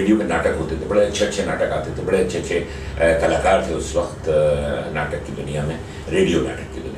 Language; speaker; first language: Hindi; native; Hindi